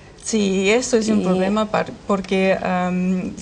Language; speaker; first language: Spanish; non-native, fluent; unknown